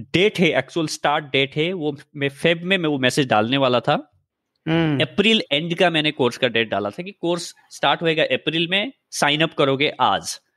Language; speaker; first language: Hindi; native; Hindi